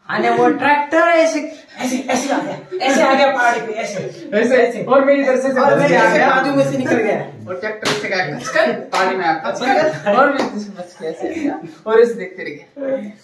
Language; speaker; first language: Hindi; non-native, local second language; Marathi